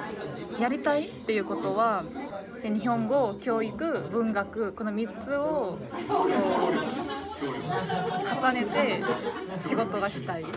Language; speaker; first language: Japanese; non-native, fluent; Korean